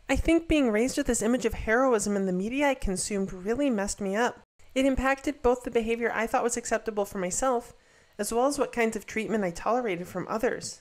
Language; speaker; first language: English; native; English